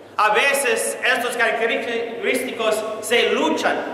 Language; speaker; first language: Spanish; non-native, learner; English